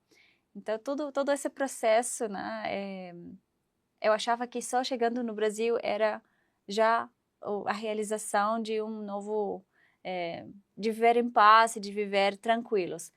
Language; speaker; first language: Portuguese; non-native, fluent; Arabic